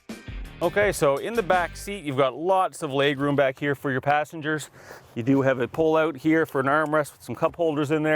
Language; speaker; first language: English; native; English